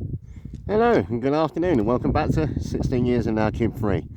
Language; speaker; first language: English; native; English